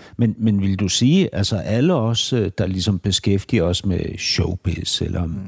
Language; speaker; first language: Danish; native; Danish